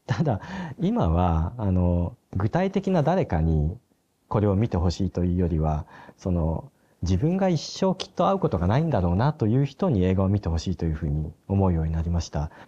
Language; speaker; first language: Japanese; native; Japanese